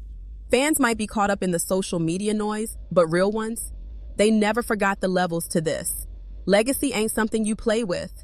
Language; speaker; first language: English; native; English